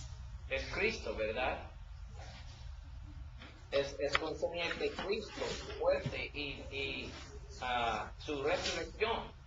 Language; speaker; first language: Spanish; non-native, learner; English